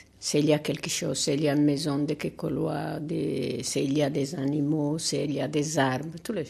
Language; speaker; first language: French; non-native, learner; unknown